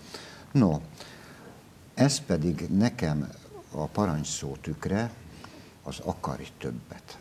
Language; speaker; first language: Hungarian; native; Hungarian